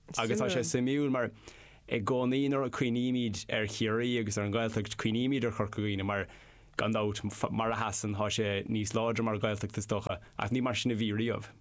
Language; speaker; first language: Irish; non-native, local second language; English